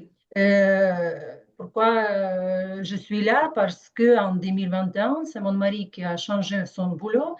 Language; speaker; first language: French; non-native, fluent; Ukrainian